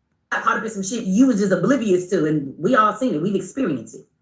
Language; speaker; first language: English; native; English